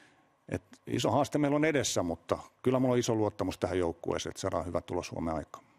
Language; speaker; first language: Finnish; native; Finnish